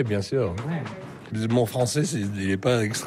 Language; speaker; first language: French; early bilingual, heritage; French